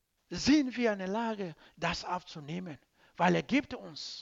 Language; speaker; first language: German; non-native, learner; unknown